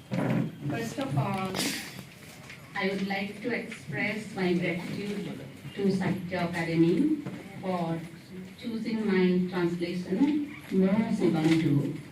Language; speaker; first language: English; non-native, local second language; Assamese